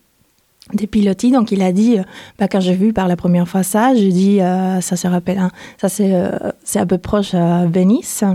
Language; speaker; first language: French; non-native, fluent; Spanish